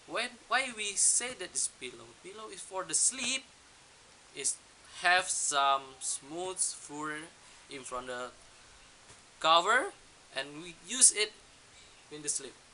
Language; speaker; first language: English; non-native, learner; Indonesian